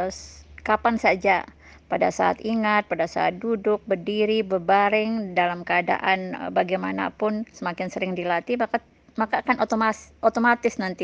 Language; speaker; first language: Indonesian; native; Indonesian